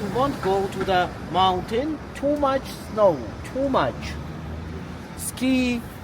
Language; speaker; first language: English; non-native, learner; Armenian